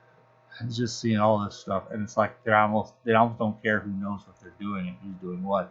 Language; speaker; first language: English; native; English